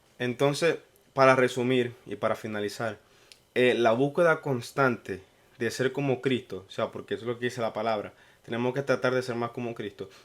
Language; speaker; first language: Spanish; native; Spanish